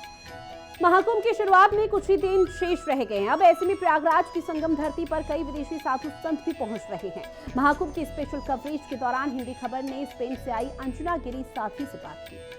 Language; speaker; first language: Hindi; native; Hindi